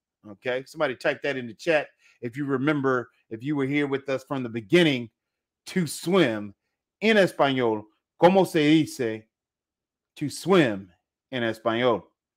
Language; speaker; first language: English; native; English